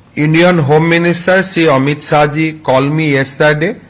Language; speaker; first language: English; non-native, local second language; Assamese